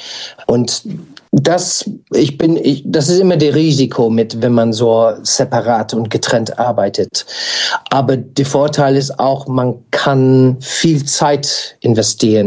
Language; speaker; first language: German; non-native, fluent; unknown